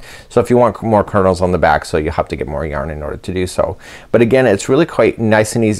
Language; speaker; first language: English; native; English